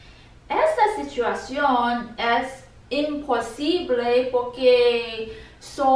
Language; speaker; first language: Spanish; non-native, learner; English